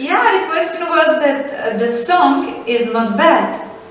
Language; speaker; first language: English; non-native, fluent; Czech